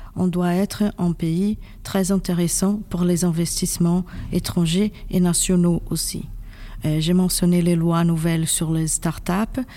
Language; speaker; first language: French; non-native, fluent; Portuguese